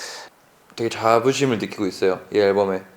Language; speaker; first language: Korean; native; Korean